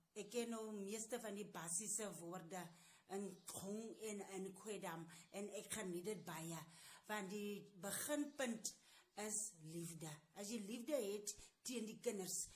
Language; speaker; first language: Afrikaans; non-native, local second language; Tswana